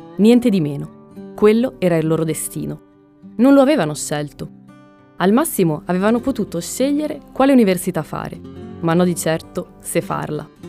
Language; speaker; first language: Italian; early bilingual, other home language; Spanish